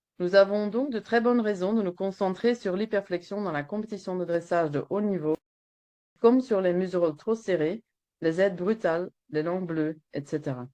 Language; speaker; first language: French; non-native, local second language; Dutch